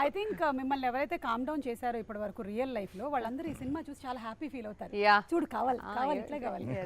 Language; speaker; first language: Telugu; native; Telugu